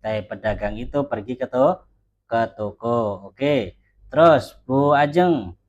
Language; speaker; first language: Indonesian; native; Indonesian